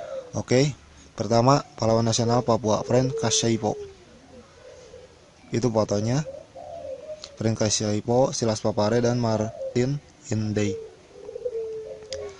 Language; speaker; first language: Indonesian; native; Indonesian